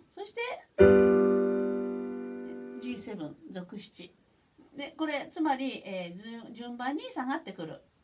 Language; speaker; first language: Japanese; native; Japanese